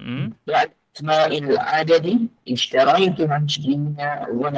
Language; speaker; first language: Arabic; non-native, learner; Indonesian